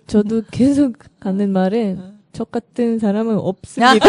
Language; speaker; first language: Korean; non-native, learner; Russian